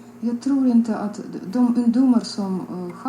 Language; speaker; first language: Swedish; non-native, fluent; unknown